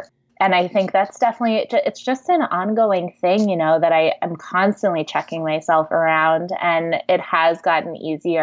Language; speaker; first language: English; native; English